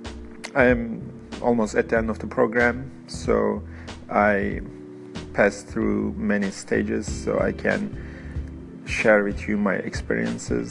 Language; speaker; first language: English; non-native, fluent; Turkish